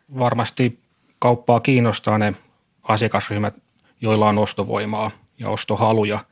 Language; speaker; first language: Finnish; native; Finnish